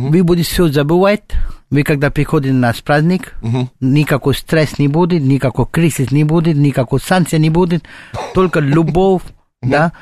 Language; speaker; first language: Russian; non-native, learner; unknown